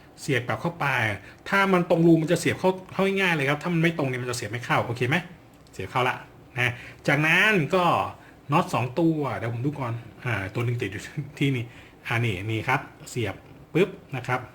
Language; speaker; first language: Thai; native; Thai